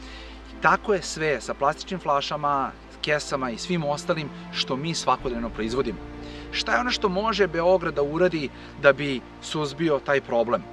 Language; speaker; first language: Serbian; native; Serbian